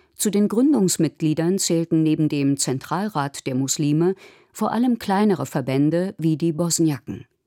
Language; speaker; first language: German; native; German